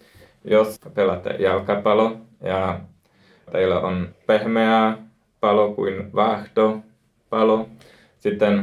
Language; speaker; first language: Finnish; non-native, learner; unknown